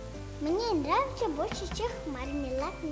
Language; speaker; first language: Russian; non-native, learner; Tajik